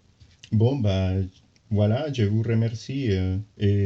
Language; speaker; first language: French; non-native, fluent; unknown